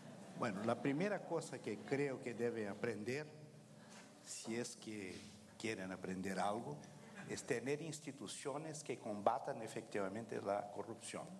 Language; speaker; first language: Spanish; non-native, fluent; Portuguese